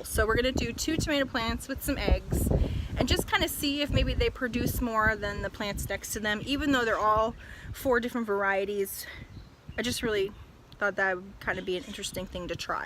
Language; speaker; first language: English; native; English